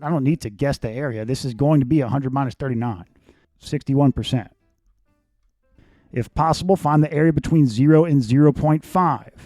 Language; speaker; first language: English; native; English